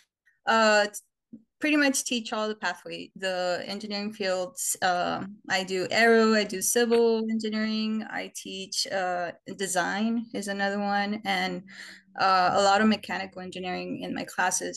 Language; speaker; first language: English; native; English